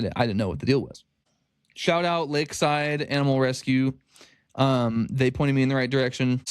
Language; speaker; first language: English; native; English